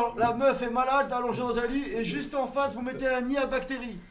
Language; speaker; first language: French; native; French